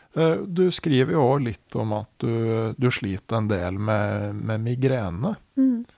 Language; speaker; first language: Norwegian; native; Norwegian